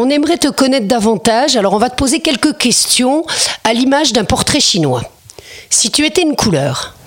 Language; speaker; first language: French; native; French